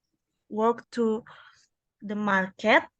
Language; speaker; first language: English; non-native, learner; Indonesian